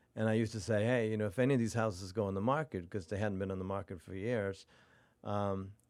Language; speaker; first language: English; non-native, fluent; Norwegian